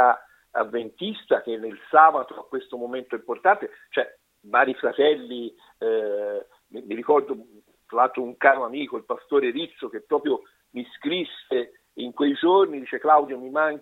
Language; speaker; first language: Italian; native; Italian